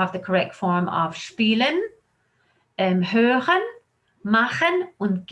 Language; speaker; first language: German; non-native, fluent; English